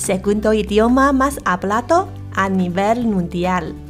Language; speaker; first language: Spanish; non-native, fluent; Chinese